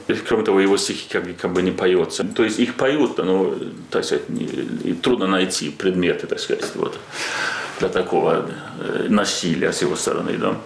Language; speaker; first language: Russian; non-native, fluent; Swedish